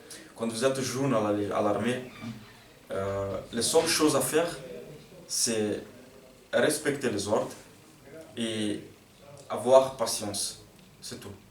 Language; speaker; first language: French; non-native, fluent; Portuguese